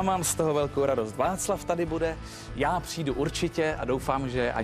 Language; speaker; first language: Czech; native; Czech